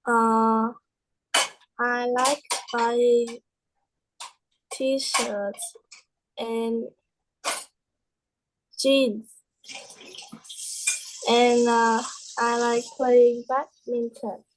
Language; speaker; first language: English; non-native, learner; Vietnamese